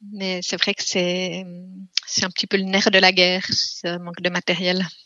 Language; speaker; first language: French; native; French